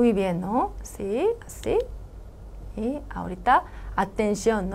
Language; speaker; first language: Spanish; non-native, learner; Korean